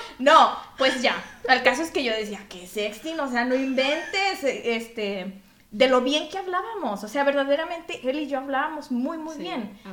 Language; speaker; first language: Spanish; native; Spanish